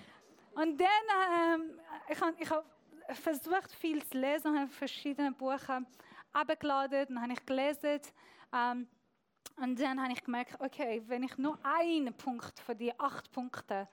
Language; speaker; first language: German; non-native, fluent; Persian